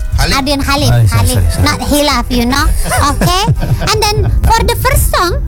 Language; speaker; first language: English; non-native, learner; Indonesian